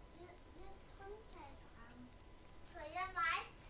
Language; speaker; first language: Swedish; early bilingual, heritage; Swedish